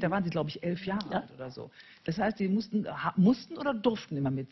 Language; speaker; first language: German; native; German